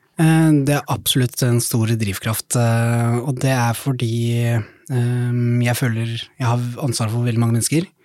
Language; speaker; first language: Norwegian; early bilingual, other home language; Somali